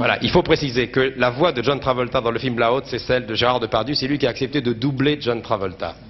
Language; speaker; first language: French; native; French